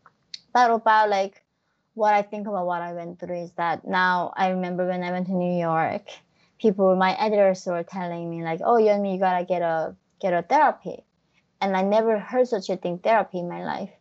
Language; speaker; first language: English; non-native, fluent; Korean